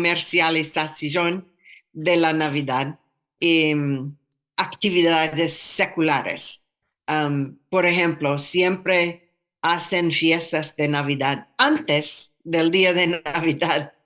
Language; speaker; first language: Spanish; non-native, fluent; English